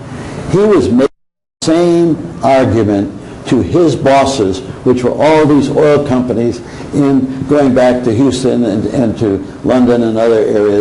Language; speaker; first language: English; native; English